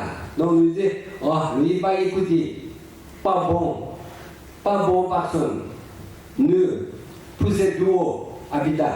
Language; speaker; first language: French; non-native, learner; Tibetan